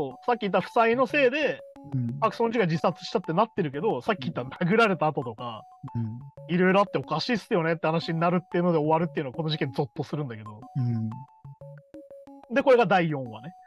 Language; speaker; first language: Japanese; native; Japanese